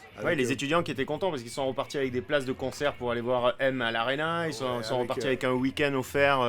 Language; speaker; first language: French; native; French